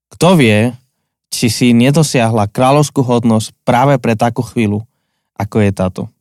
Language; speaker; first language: Slovak; non-native, fluent; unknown